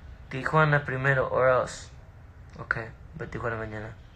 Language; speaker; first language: English; early bilingual, other home language; Spanish